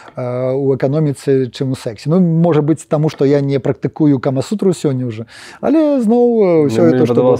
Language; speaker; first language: Russian; non-native, local second language; Polish